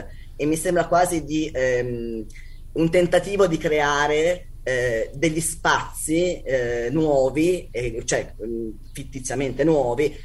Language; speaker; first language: Italian; native; Italian